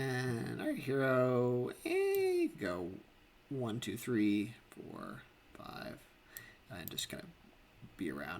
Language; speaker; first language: English; native; English